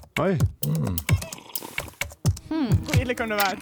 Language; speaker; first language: Norwegian; native; Norwegian